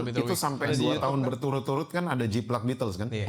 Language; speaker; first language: Indonesian; native; Indonesian